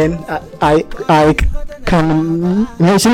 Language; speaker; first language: English; non-native, local second language; Akan